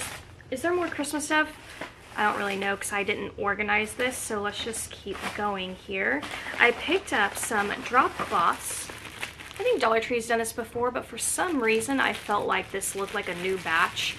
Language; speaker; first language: English; native; English